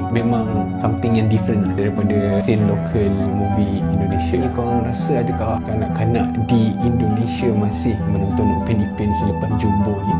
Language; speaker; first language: Malay; native; Malay